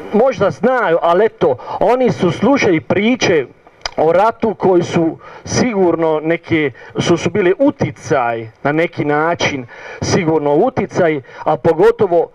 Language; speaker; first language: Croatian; non-native, learner; Italian